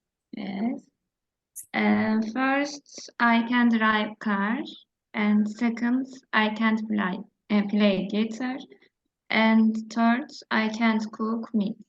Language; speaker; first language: English; non-native, learner; Turkish